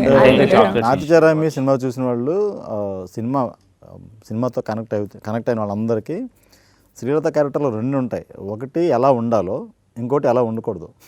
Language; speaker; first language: Telugu; native; Telugu